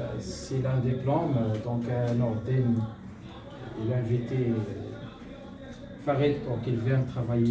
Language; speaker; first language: French; non-native, local second language; Arabic